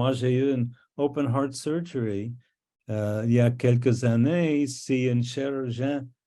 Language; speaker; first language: French; non-native, local second language; English